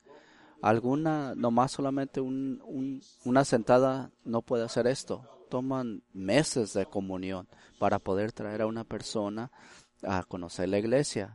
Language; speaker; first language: Spanish; early bilingual, heritage; Spanish